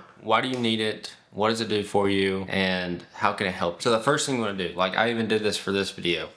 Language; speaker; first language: English; native; English